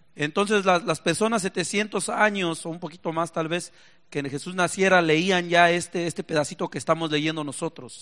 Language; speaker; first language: Spanish; native; Spanish